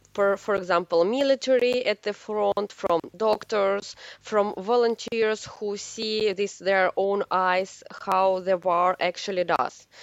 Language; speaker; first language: English; non-native, learner; Ukrainian